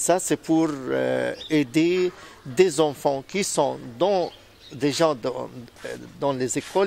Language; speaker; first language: French; non-native, fluent; Arabic